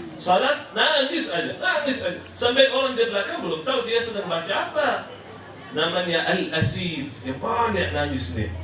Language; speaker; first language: Malay; non-native, fluent; Arabic